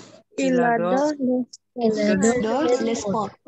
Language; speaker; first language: French; non-native, learner; Indonesian